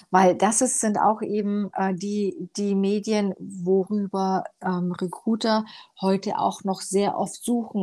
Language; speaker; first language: German; early bilingual, other home language; Romanian